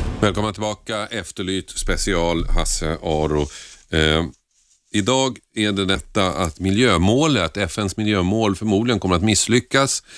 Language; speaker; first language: Swedish; native; Swedish